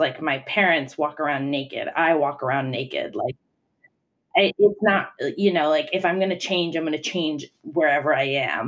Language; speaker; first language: English; non-native, fluent; Italian